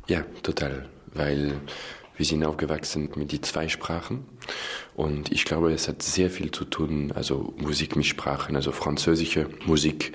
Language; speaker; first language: German; non-native, fluent; French